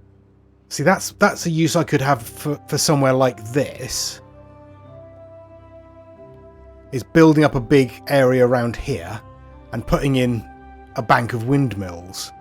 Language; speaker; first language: English; native; English